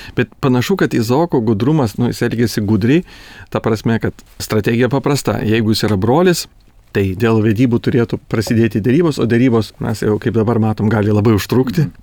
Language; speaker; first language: Lithuanian; native; Lithuanian